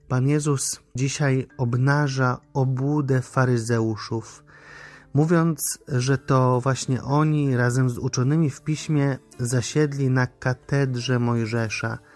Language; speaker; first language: Polish; native; Polish